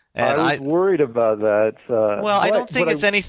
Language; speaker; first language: English; native; English